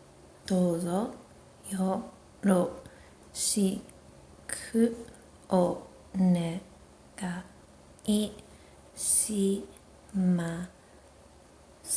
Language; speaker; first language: Japanese; non-native, fluent; English